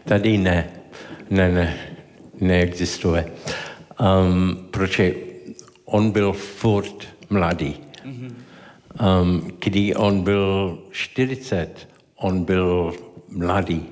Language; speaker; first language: Czech; non-native, learner; English